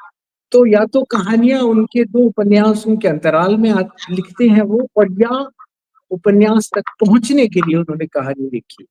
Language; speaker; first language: Hindi; native; Hindi